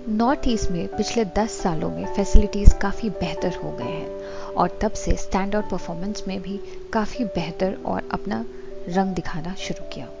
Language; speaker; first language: Hindi; non-native, local second language; Assamese